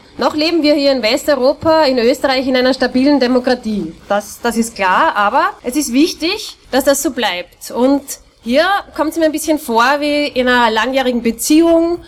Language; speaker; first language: German; native; German